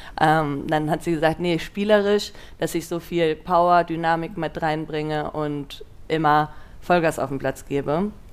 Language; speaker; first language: German; native; German